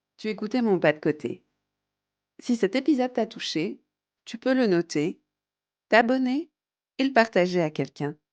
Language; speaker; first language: French; native; French